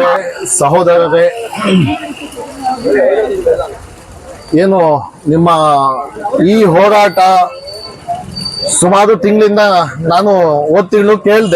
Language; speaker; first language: Kannada; non-native, local second language; Urdu